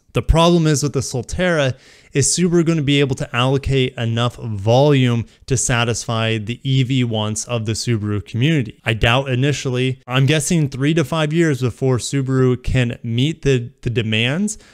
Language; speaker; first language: English; native; English